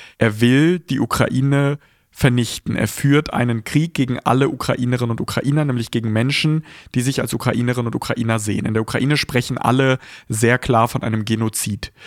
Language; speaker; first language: German; early bilingual, other home language; Russian